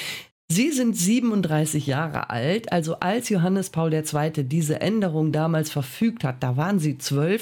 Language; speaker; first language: German; native; German